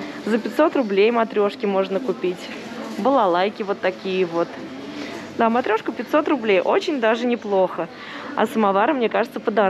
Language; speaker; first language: Russian; native; Russian